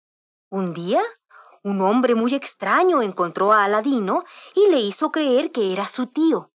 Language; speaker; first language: Spanish; native; Spanish